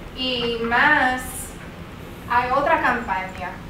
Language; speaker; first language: Spanish; early bilingual, heritage; Spanish